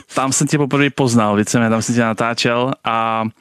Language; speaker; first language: Czech; early bilingual, other home language; Russian